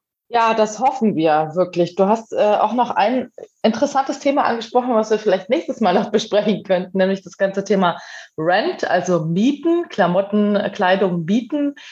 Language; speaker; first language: German; native; German